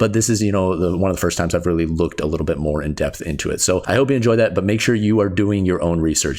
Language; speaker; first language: English; native; English